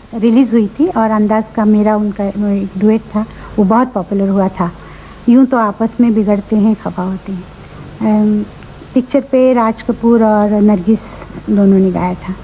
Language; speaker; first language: Hindi; non-native, local second language; Marathi